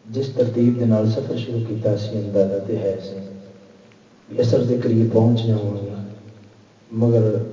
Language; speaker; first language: Urdu; non-native, local second language; Punjabi